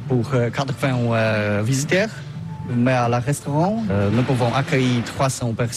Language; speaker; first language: French; non-native, learner; Polish